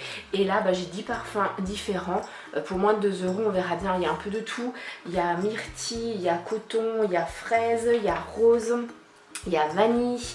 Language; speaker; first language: French; native; French